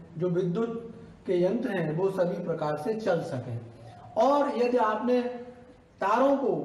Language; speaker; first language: Hindi; native; Hindi